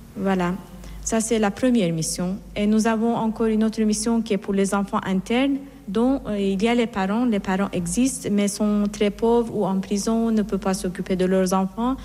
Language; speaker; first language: French; non-native, fluent; Persian